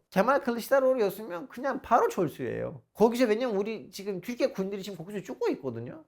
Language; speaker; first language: Korean; non-native, fluent; Turkish